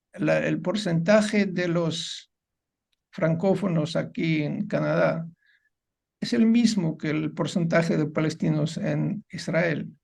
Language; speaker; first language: Spanish; non-native, fluent; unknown